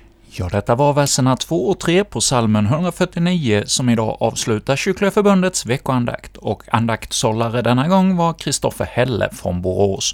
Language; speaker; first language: Swedish; native; Swedish